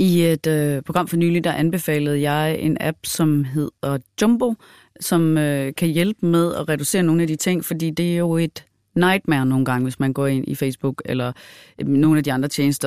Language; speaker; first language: Danish; native; Danish